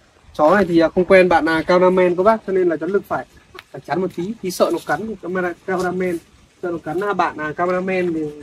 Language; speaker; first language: Vietnamese; native; Vietnamese